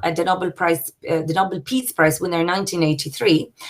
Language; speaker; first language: English; non-native, fluent; Polish